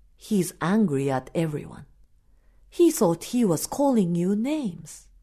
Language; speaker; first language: English; non-native, fluent; Japanese